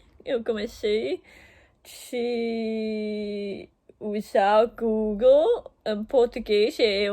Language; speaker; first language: Portuguese; non-native, learner; German